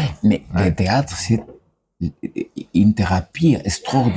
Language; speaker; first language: French; non-native, learner; Spanish